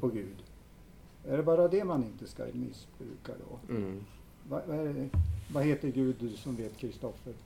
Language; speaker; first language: Swedish; native; Swedish